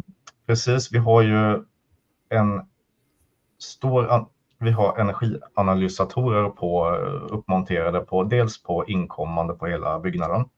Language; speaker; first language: Swedish; native; Swedish